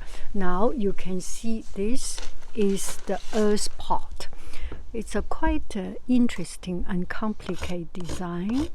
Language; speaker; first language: English; non-native, fluent; Chinese